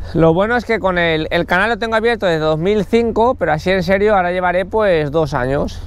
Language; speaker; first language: Spanish; native; Spanish